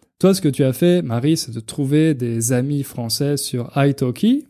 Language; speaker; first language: French; native; French